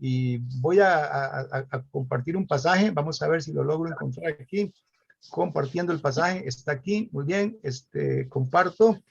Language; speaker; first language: Spanish; native; Spanish